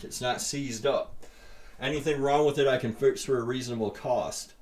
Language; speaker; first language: English; native; English